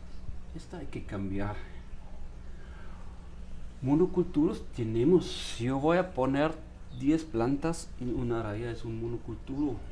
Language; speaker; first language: Spanish; non-native, fluent; German